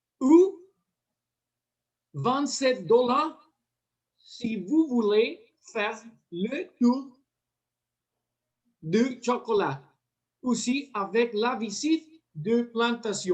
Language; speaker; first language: French; non-native, learner; Spanish